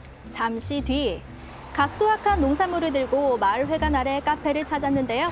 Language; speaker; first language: Korean; native; Korean